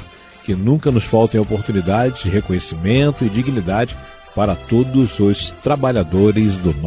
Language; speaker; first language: Portuguese; native; Portuguese